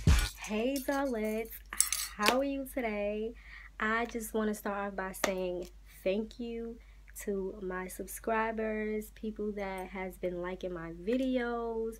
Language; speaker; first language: English; native; English